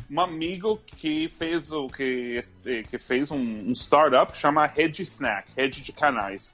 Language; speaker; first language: Portuguese; non-native, fluent; English